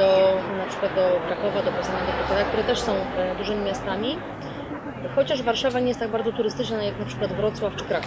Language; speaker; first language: Polish; native; Polish